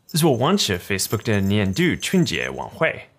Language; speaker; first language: Chinese; non-native, learner; English